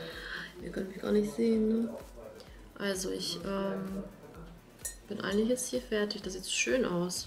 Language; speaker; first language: German; native; German